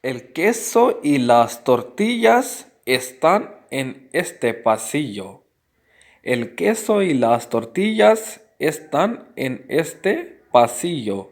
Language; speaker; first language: Spanish; non-native, fluent; Urdu